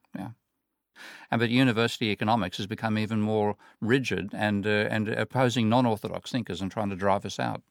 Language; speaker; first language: English; native; English